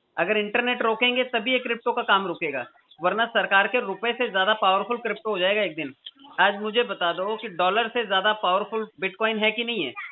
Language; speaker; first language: Hindi; native; Hindi